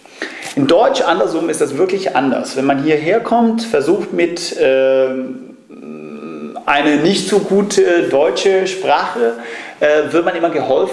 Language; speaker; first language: German; non-native, fluent; Danish